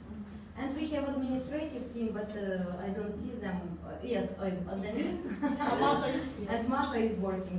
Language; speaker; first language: English; non-native, fluent; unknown